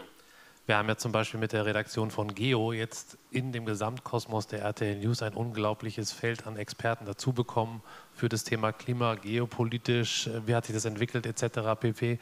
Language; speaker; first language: German; native; German